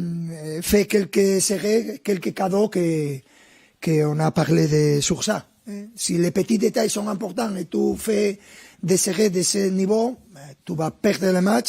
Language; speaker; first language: French; non-native, fluent; Spanish